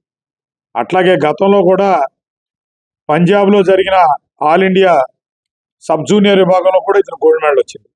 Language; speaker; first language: Telugu; native; Telugu